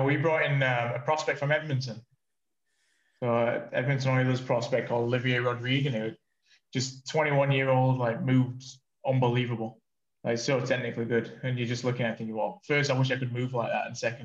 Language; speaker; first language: English; native; English